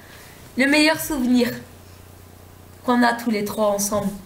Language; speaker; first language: French; native; French